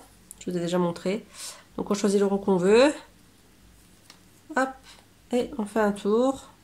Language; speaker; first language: French; native; French